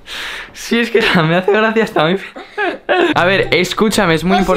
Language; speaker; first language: Spanish; native; Spanish